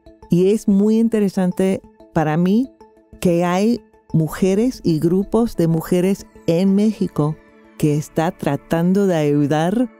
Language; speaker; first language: Spanish; non-native, fluent; English